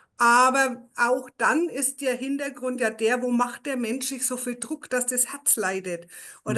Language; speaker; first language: German; native; German